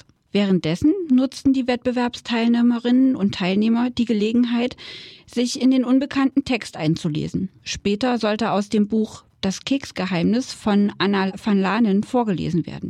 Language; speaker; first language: German; native; German